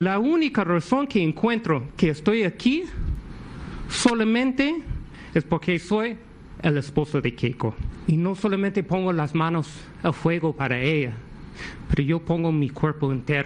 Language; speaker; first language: Spanish; non-native, fluent; English